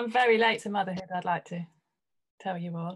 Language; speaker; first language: English; native; English